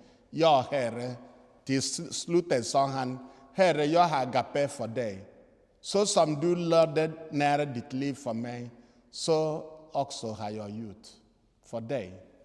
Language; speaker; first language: Swedish; non-native, fluent; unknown